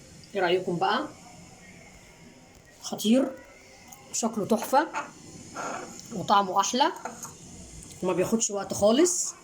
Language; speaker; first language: Arabic; native; Arabic